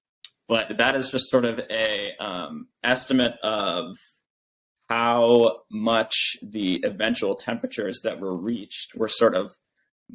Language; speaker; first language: English; native; English